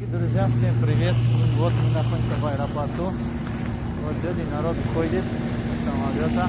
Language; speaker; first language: Russian; non-native, learner; Tajik